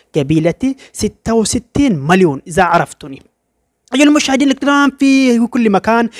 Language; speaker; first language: Arabic; non-native, learner; Oromo